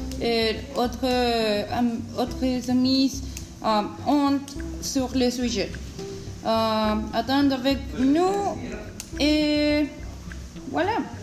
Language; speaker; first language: French; non-native, learner; Spanish